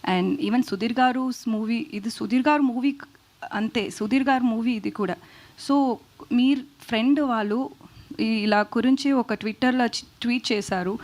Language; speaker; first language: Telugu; non-native, learner; Tamil